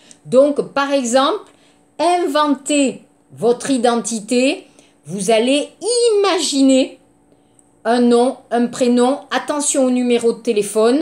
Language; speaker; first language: French; native; French